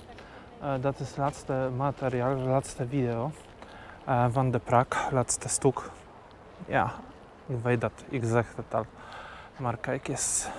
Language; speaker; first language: Dutch; non-native, learner; Polish